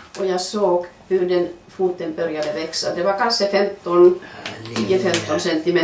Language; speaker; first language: Swedish; non-native, fluent; Finnish